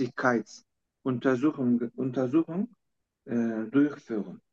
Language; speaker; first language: German; non-native, learner; Turkish